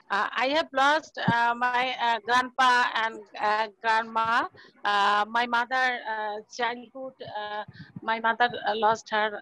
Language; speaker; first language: English; non-native, learner; Bangla